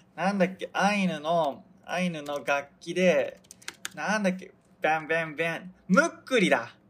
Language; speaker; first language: Japanese; native; Japanese